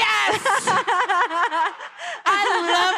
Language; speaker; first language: English; non-native, learner; Japanese